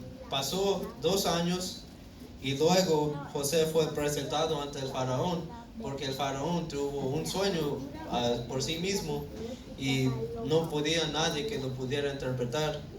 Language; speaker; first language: Spanish; early bilingual, heritage; Spanish